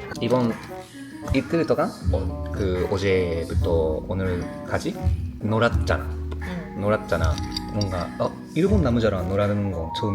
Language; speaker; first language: Korean; non-native, learner; Japanese